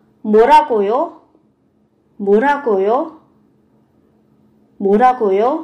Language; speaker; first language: Korean; non-native, fluent; Vietnamese